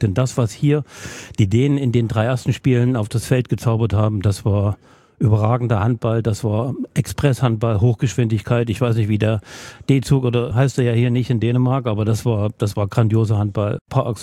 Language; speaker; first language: German; native; German